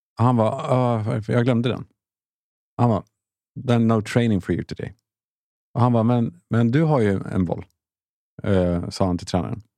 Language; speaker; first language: Swedish; native; Swedish